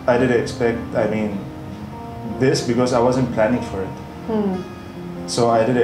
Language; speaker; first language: English; non-native, fluent; Arabic